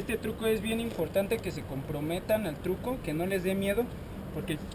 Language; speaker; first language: Spanish; native; Spanish